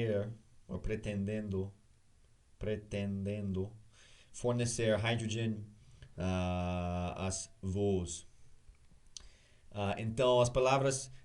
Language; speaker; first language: Portuguese; non-native, learner; English